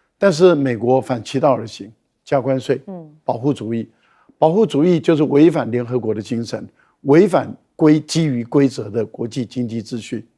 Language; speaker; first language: Chinese; native; Chinese